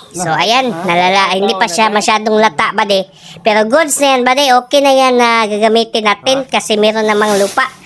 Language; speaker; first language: Filipino; non-native, local second language; Cebuano